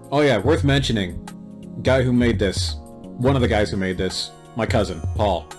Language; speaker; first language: English; native; English